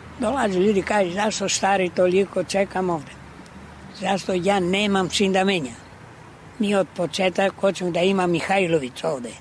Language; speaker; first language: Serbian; early bilingual, heritage; Greek